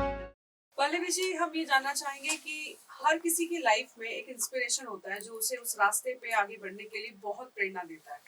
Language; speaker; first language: Hindi; native; Hindi